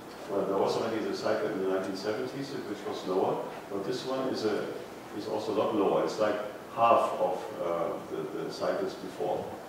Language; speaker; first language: English; non-native, fluent; German